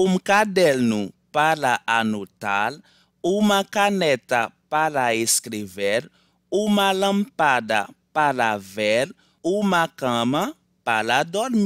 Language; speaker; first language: Portuguese; non-native, learner; Haitian Creole